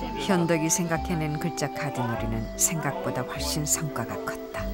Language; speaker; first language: Korean; native; Korean